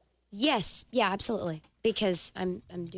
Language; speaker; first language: English; native; English